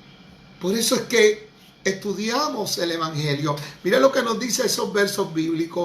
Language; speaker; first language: Spanish; native; Spanish